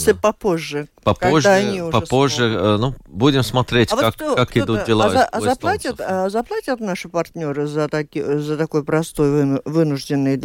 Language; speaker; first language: Russian; native; Russian